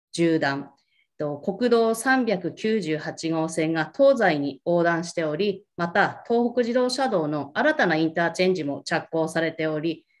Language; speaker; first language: Japanese; native; Japanese